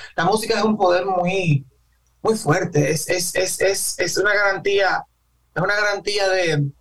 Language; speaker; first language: Spanish; native; Spanish